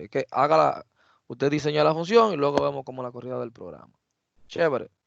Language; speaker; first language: Spanish; native; Spanish